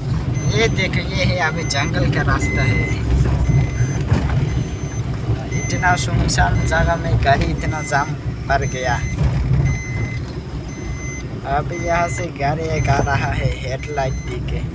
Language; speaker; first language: Hindi; non-native, local second language; Kok Borok